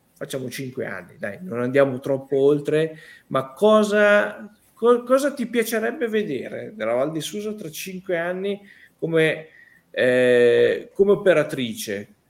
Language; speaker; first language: Italian; native; Italian